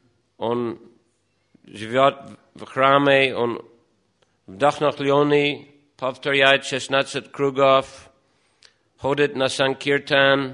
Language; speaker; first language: Russian; non-native, fluent; English